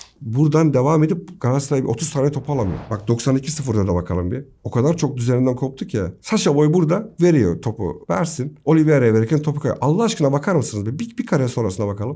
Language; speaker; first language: Turkish; native; Turkish